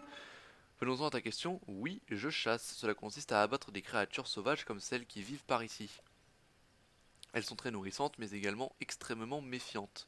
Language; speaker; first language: French; native; French